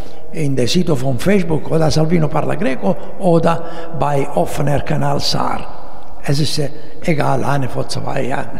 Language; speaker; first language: German; non-native, learner; Italian